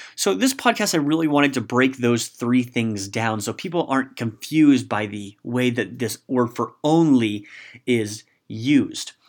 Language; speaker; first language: English; native; English